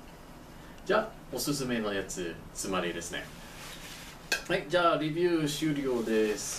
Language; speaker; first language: Japanese; non-native, learner; English